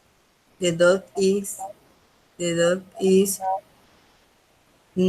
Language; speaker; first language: English; non-native, learner; Spanish